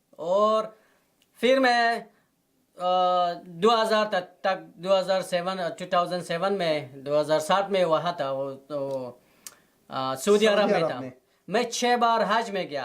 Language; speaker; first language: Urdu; non-native, learner; Persian